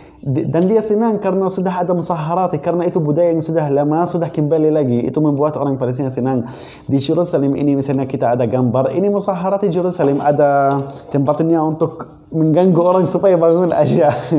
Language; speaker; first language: Malay; non-native, fluent; Arabic